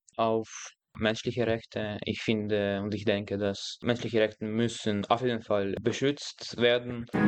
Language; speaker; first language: German; non-native, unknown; Russian